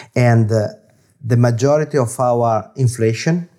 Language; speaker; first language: English; non-native, fluent; Italian